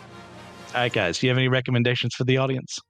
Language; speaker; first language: English; native; English